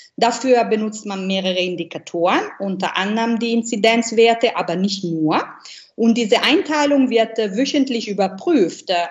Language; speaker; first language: German; non-native, fluent; Italian